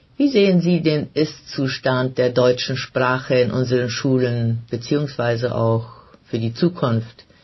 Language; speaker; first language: German; non-native, local second language; Plautdietsch